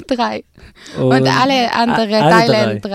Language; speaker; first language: German; non-native, fluent; Arabic